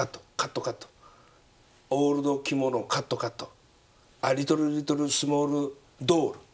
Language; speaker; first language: English; non-native, learner; Japanese